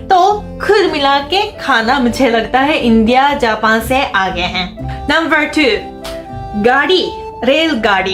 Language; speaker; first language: Hindi; non-native, fluent; Japanese